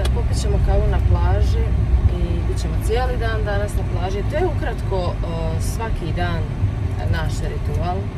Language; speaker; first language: Serbian; early bilingual, heritage; Croatian